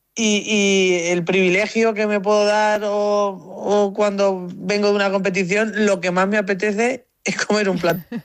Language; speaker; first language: Spanish; native; Spanish